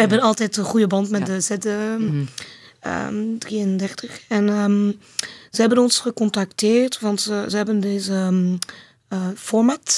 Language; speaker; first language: Dutch; non-native, learner; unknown